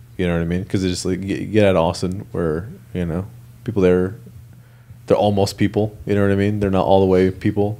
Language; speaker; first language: English; native; English